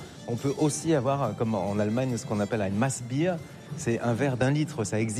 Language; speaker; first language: French; native; French